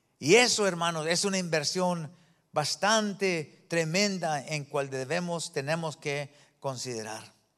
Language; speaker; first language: Spanish; early bilingual, heritage; Spanish